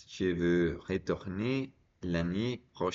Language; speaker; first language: French; non-native, learner; Spanish